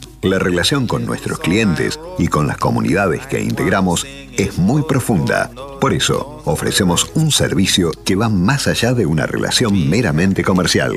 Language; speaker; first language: Spanish; native; Spanish